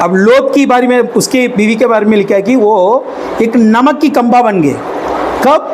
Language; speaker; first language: Hindi; non-native, local second language; Tamil